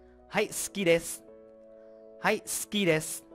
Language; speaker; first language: Japanese; non-native, fluent; Vietnamese